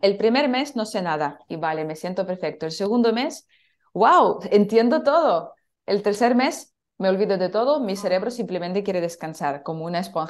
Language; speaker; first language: Spanish; non-native, fluent; Russian